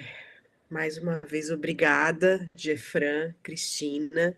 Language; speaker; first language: Portuguese; native; Portuguese